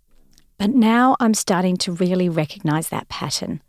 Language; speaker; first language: English; native; English